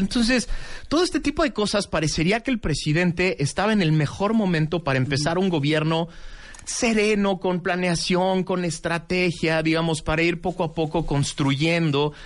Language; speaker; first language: Spanish; native; Spanish